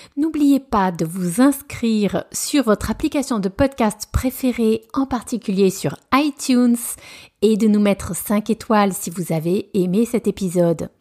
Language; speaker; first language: French; native; French